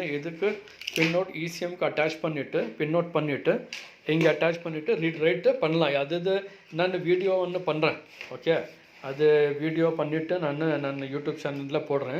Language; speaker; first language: Tamil; non-native, local second language; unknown